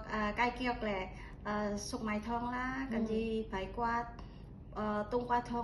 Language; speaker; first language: Cantonese; non-native, learner; Indonesian